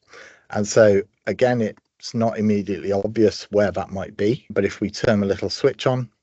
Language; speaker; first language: English; native; English